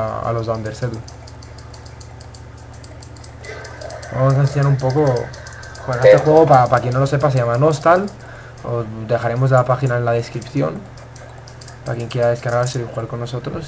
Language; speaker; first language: Spanish; native; Spanish